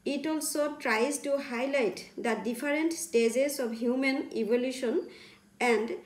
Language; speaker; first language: English; non-native, local second language; Assamese